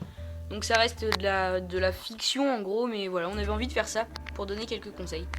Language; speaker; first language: French; native; French